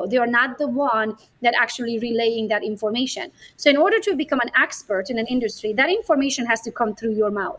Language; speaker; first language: English; non-native, fluent; Romanian